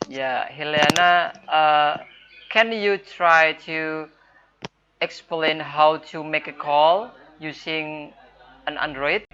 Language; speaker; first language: English; non-native, fluent; Indonesian